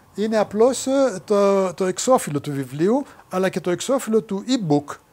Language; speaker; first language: Greek; native; Greek